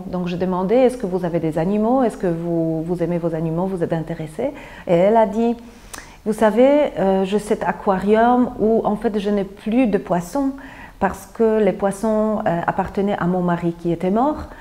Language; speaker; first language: French; non-native, fluent; Polish